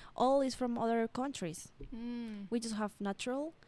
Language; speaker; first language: English; non-native, learner; Spanish